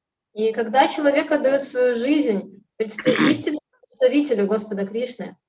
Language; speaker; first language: Russian; native; Russian